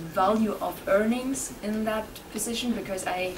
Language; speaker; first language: English; non-native, fluent; German